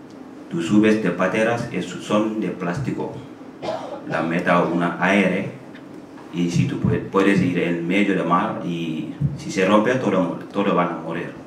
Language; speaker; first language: Spanish; non-native, learner; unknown